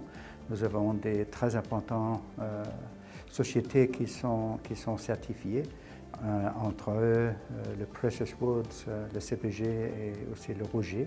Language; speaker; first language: French; non-native, fluent; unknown